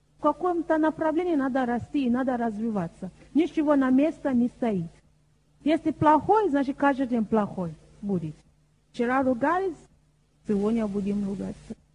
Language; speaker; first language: Russian; non-native, fluent; Yoruba